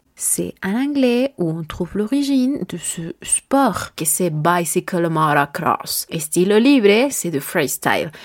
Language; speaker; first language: French; non-native, learner; Spanish